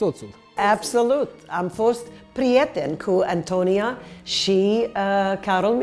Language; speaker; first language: Romanian; early bilingual, heritage; Romanian